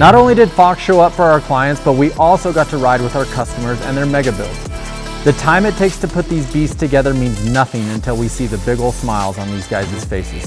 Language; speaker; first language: English; native; English